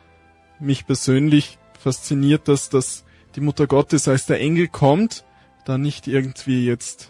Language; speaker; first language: German; native; German